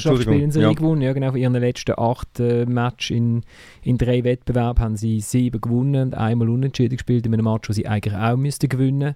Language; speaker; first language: German; native; German